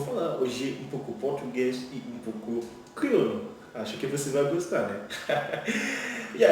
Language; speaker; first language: Portuguese; non-native, learner; Haitian Creole